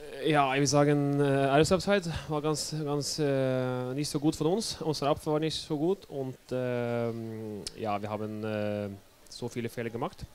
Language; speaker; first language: German; non-native, learner; Norwegian